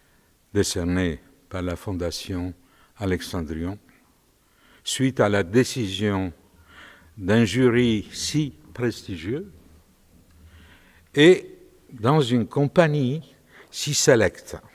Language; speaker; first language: French; non-native, fluent; Romanian